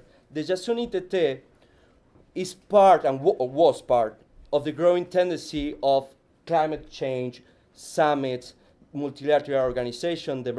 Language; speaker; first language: English; non-native, fluent; Spanish